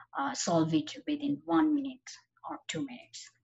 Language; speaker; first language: English; non-native, local second language; Bangla